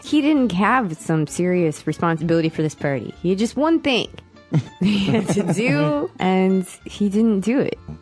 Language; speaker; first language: English; native; English